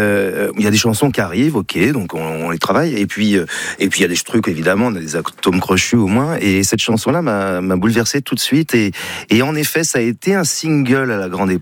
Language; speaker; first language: French; native; French